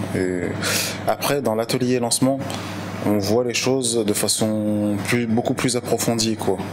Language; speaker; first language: French; native; French